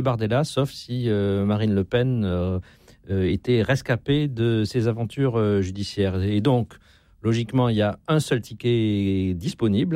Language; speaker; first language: French; native; French